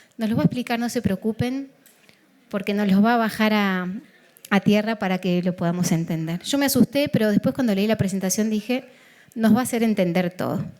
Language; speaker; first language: Spanish; native; Spanish